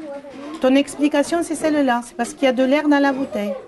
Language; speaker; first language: French; native; French